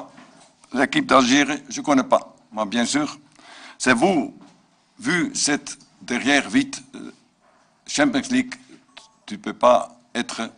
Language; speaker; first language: French; non-native, learner; Dutch